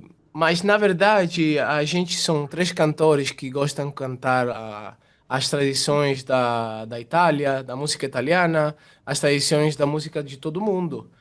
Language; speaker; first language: Portuguese; non-native, fluent; Italian